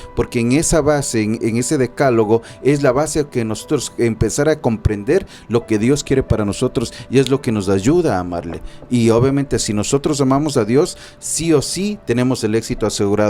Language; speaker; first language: Spanish; native; Spanish